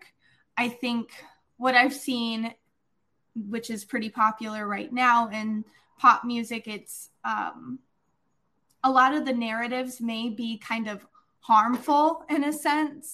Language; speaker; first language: English; native; English